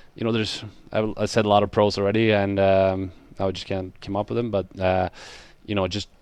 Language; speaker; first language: English; non-native, fluent; Swedish